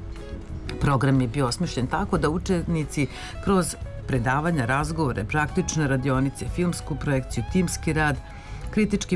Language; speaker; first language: Serbian; native; Serbian